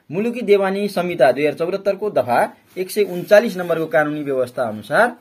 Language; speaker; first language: Nepali; native; Nepali